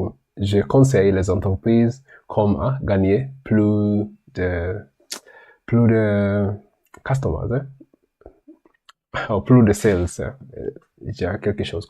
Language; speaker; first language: French; non-native, learner; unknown